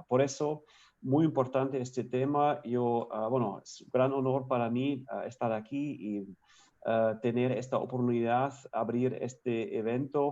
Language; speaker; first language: Spanish; non-native, fluent; German